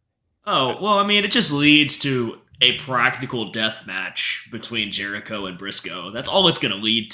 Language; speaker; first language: English; native; English